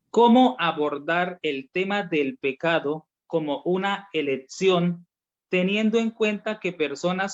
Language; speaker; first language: Spanish; native; Spanish